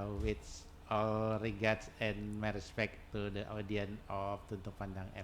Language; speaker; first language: English; non-native, learner; Indonesian